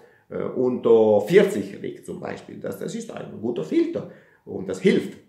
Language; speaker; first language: German; non-native, fluent; Italian